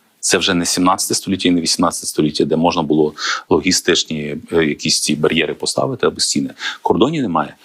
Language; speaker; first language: Ukrainian; native; Ukrainian